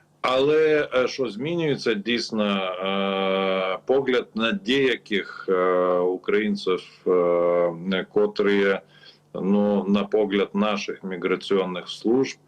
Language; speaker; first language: Ukrainian; non-native, learner; Lithuanian